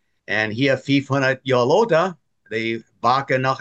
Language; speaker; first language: German; non-native, learner; Plautdietsch